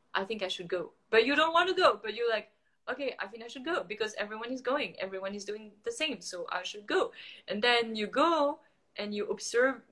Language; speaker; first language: English; non-native, fluent; French